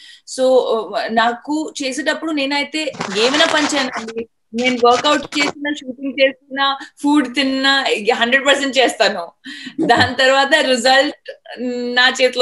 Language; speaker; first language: Telugu; non-native, fluent; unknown